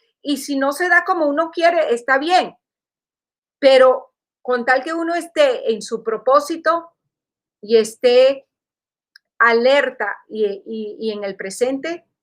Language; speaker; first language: Spanish; early bilingual, heritage; Spanish